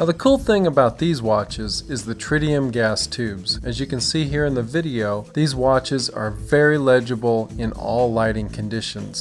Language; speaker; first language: English; native; English